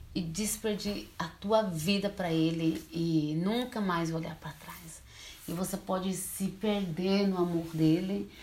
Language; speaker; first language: Portuguese; early bilingual, heritage; Portuguese